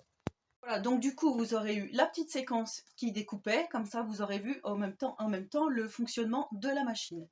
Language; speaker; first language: French; native; French